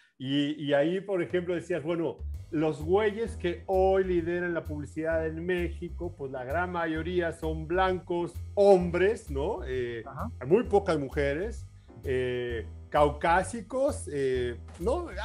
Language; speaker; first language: Spanish; native; Spanish